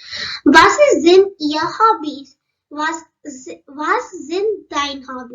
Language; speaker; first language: German; non-native, learner; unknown